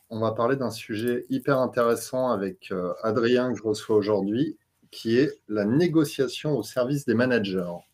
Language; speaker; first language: French; native; French